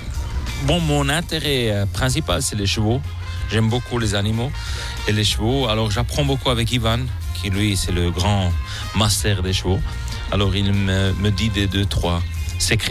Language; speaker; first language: French; non-native, local second language; German